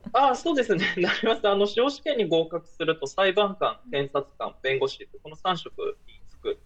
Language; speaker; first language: Japanese; early bilingual, other home language; Portuguese